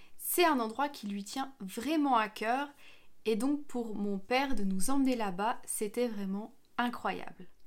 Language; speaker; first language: French; native; French